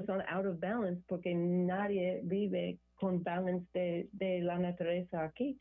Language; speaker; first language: Spanish; non-native, learner; English